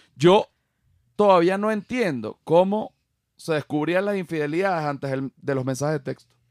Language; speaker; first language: Spanish; native; Spanish